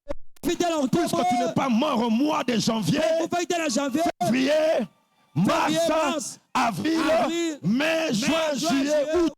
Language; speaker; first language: French; non-native, local second language; Lingala